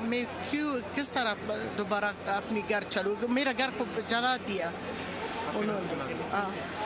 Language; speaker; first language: Hindi; non-native, learner; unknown